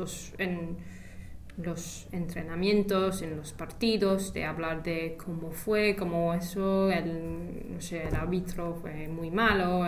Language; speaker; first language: Spanish; non-native, fluent; English